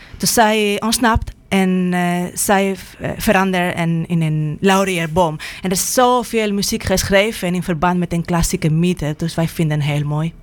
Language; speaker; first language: Dutch; non-native, fluent; Spanish